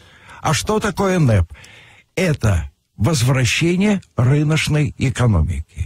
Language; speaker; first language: Russian; native; Russian